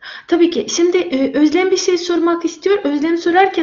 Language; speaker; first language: Turkish; non-native, fluent; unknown